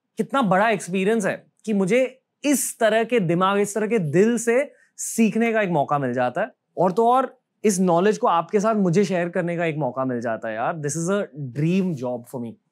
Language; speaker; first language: Hindi; native; Hindi